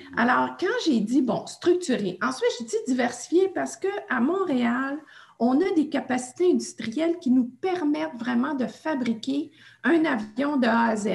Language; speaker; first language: French; native; French